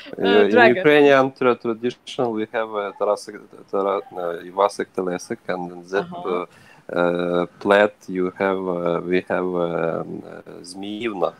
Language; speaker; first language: English; non-native, learner; Ukrainian